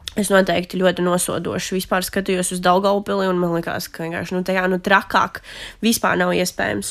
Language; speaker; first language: Latvian; native; Latvian